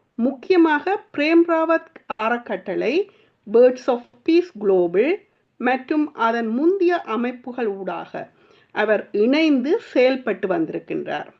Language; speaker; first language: Tamil; native; Tamil